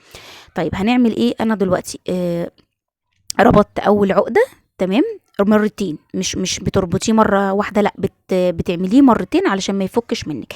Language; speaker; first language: Arabic; native; Arabic